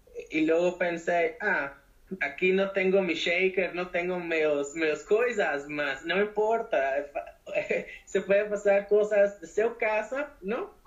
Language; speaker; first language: Portuguese; non-native, learner; Spanish